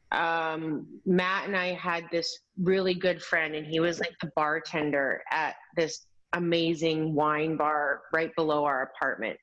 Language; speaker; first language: English; native; English